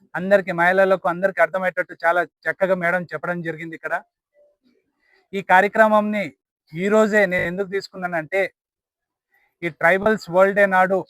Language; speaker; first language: Telugu; non-native, local second language; Lambadi